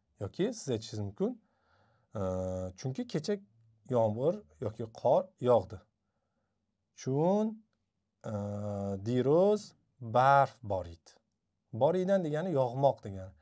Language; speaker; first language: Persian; non-native, fluent; Uzbek